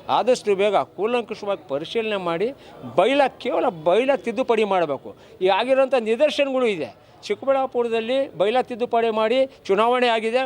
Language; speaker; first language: Kannada; non-native, local second language; Urdu